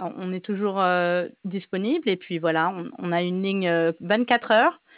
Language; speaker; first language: French; native; French